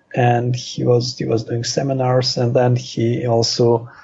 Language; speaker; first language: English; non-native, fluent; Russian